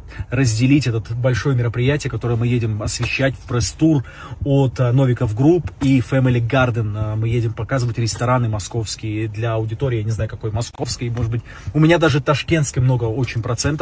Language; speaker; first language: Russian; native; Russian